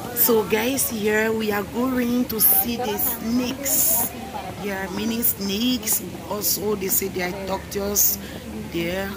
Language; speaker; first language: English; non-native, learner; French